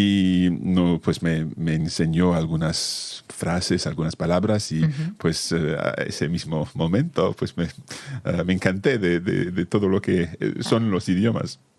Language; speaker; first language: Spanish; non-native, fluent; English